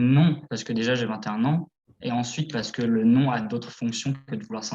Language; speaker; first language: French; native; French